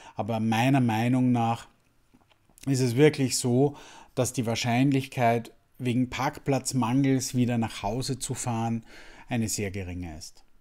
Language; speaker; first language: German; native; German